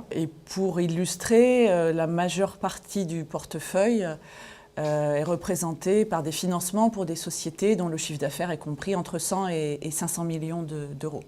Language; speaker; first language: French; native; French